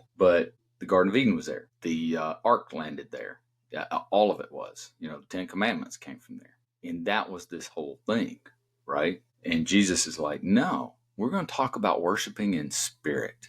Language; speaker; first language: English; native; English